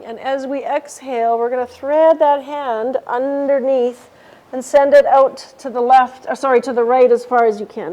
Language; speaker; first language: English; native; English